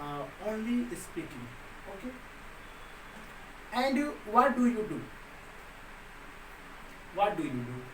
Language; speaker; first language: English; non-native, local second language; Hindi